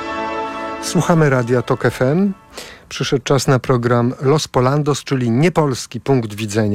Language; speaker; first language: Polish; native; Polish